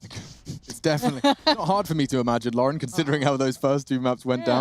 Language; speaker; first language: English; native; English